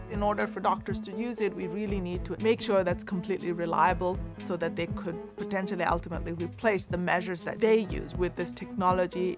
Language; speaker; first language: English; non-native, local second language; Bangla